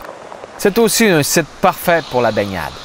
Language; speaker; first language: French; native; French